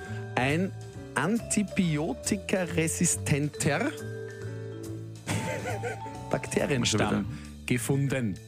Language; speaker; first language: German; native; German